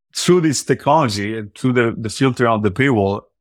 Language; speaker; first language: English; non-native, fluent; Italian